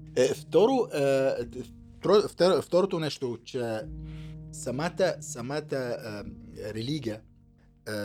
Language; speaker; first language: Bulgarian; non-native, fluent; Arabic